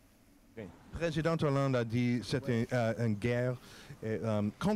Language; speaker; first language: French; non-native, learner; English